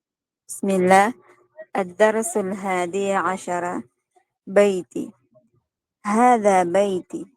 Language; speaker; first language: Arabic; non-native, learner; Filipino